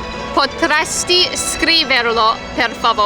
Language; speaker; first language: Italian; non-native, fluent; English